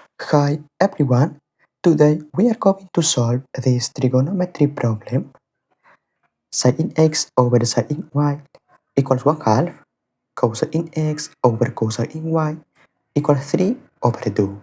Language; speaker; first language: English; non-native, fluent; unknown